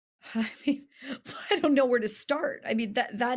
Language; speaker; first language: English; native; English